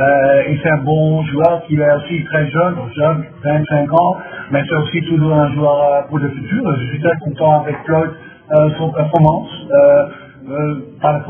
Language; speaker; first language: French; non-native, fluent; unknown